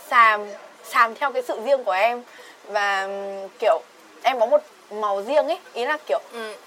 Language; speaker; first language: Vietnamese; native; Vietnamese